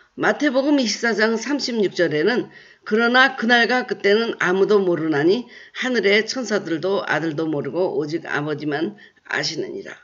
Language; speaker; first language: Korean; native; Korean